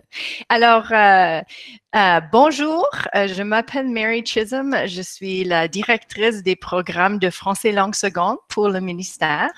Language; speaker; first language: French; non-native, local second language; English